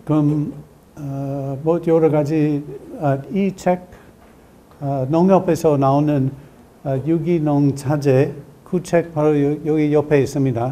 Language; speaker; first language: Korean; non-native, learner; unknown